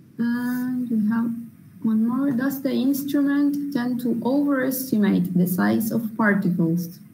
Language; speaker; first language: English; non-native, fluent; Spanish